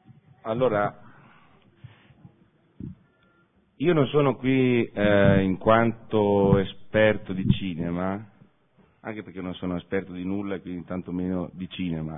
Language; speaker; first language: Italian; native; Italian